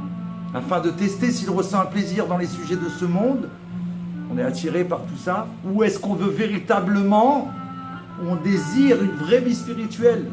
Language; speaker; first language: French; native; French